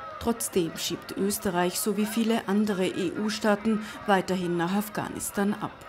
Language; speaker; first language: German; native; German